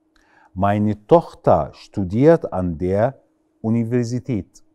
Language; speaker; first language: German; non-native, fluent; Arabic